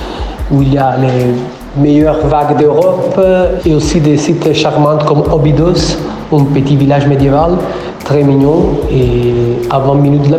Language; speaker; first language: French; non-native, fluent; Italian